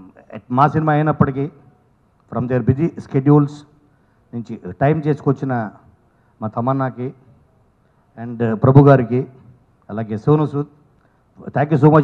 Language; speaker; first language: Telugu; native; Telugu